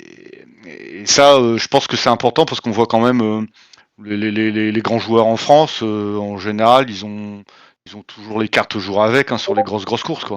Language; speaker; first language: French; native; French